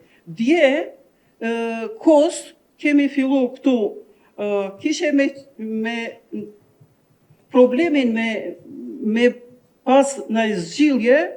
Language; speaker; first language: Albanian; non-native, local second language; Turkish